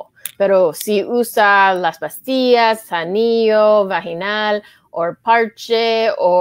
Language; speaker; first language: Spanish; non-native, learner; English